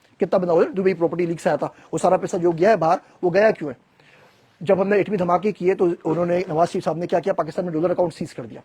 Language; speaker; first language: Urdu; native; Urdu